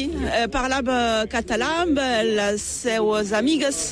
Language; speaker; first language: Catalan; non-native, learner; French